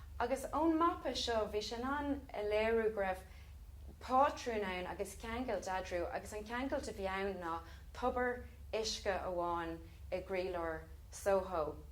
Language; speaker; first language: Irish; non-native, local second language; English